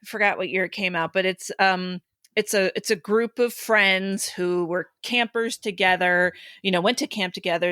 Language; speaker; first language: English; native; English